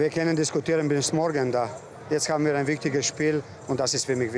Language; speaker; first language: German; non-native, fluent; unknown